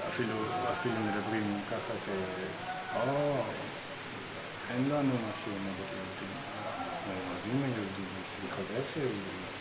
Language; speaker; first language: Hebrew; non-native, learner; English